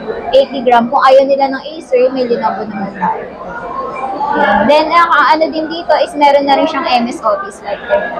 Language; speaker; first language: Filipino; native; Filipino